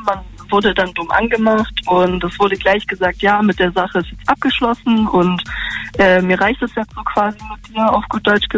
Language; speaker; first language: German; native; German